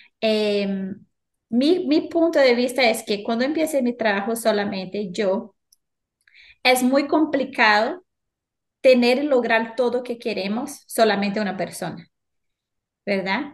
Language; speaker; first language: Spanish; non-native, fluent; Portuguese